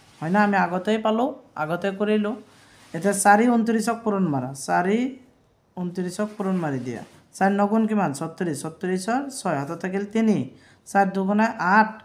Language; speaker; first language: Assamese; non-native, local second language; Bangla